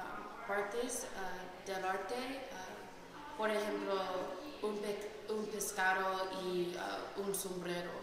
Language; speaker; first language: Spanish; non-native, learner; English